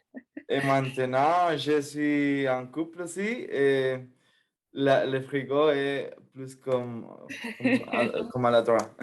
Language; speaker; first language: French; non-native, fluent; Spanish